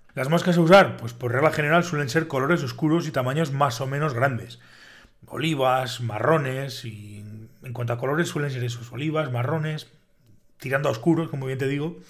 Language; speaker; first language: Spanish; native; Spanish